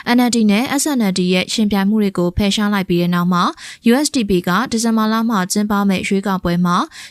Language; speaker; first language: Burmese; native; Burmese